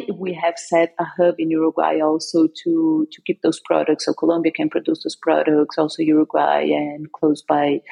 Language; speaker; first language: English; non-native, fluent; Portuguese